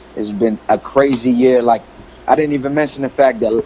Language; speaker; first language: English; native; English